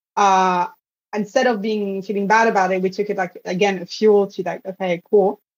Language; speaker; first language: English; non-native, fluent; French